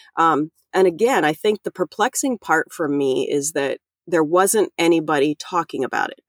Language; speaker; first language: English; native; English